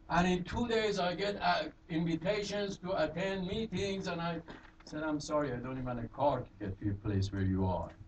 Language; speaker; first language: English; non-native, fluent; Persian